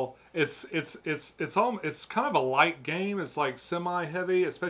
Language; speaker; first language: English; native; English